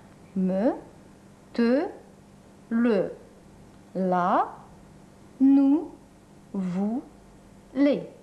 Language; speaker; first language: French; non-native, fluent; Russian